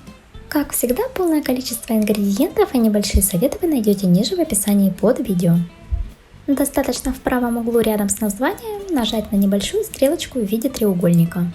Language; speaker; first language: Russian; native; Russian